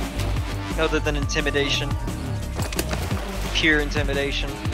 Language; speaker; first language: English; native; English